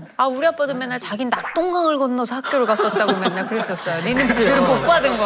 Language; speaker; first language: Korean; native; Korean